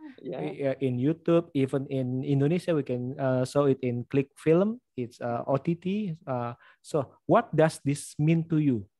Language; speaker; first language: English; non-native, learner; Indonesian